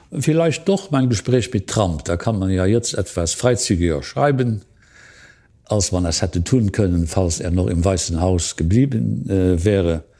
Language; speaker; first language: German; non-native, local second language; Luxembourgish